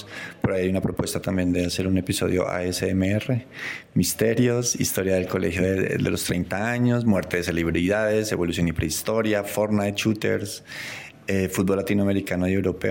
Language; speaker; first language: Spanish; native; Spanish